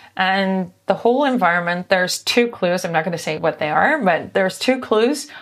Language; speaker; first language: English; non-native, fluent; Dutch